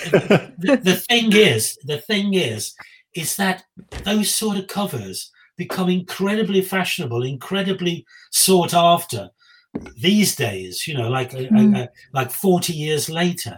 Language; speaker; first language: English; native; English